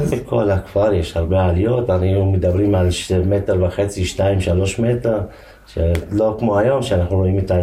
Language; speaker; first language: Hebrew; non-native, local second language; Arabic